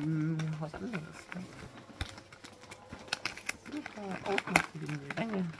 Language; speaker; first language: German; native; German